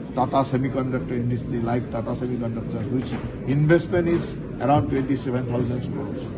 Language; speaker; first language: English; non-native, local second language; Assamese